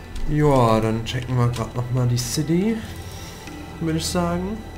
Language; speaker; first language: German; native; German